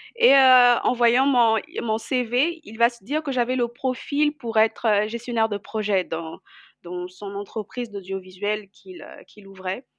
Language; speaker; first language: French; non-native, local second language; Lingala